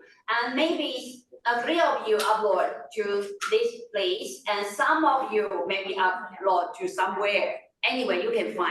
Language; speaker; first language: English; non-native, fluent; Chinese